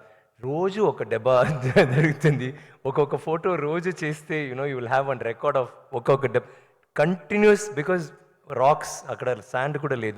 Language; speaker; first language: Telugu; non-native, learner; Tamil